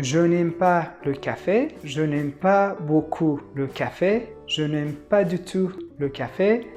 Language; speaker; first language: French; non-native, fluent; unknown